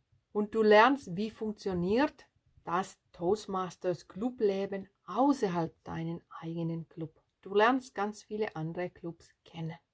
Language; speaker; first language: German; non-native, fluent; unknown